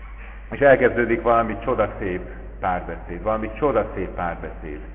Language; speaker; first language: Hungarian; native; Hungarian